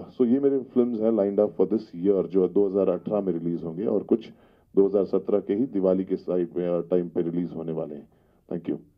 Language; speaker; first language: Hindi; native; Hindi